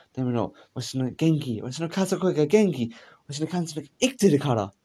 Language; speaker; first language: Japanese; non-native, learner; English